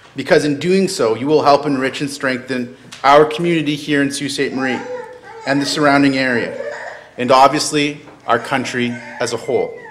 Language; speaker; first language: English; native; English